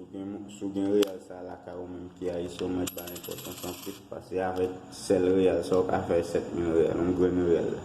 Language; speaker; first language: French; non-native, learner; Haitian Creole